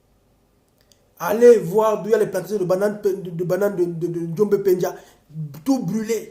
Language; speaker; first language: French; non-native, local second language; Basaa